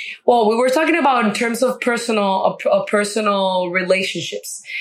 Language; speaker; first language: English; non-native, fluent; Spanish